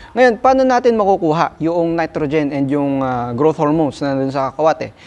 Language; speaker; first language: Filipino; non-native, local second language; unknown